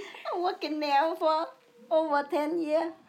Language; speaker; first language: English; early bilingual, other home language; Vietnamese